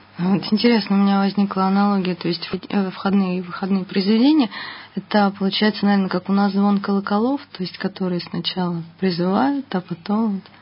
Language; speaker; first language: Russian; native; Russian